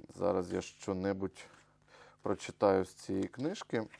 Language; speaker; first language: Ukrainian; native; Ukrainian